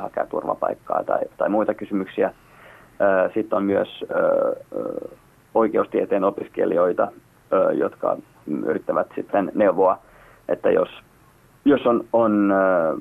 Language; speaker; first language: Finnish; native; Finnish